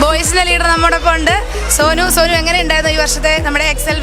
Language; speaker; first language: Malayalam; native; Malayalam